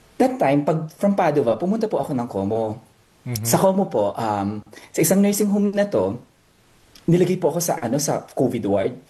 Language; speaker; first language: Filipino; native; Filipino